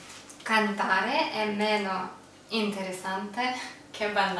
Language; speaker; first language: Italian; non-native, learner; English